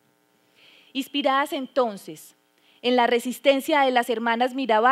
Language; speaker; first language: Spanish; native; Spanish